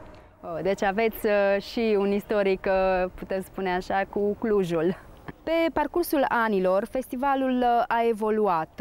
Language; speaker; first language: Romanian; native; Romanian